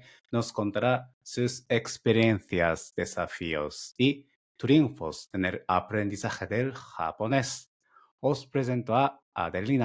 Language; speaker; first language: Spanish; non-native, fluent; Japanese